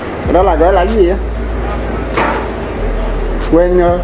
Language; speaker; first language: Vietnamese; non-native, fluent; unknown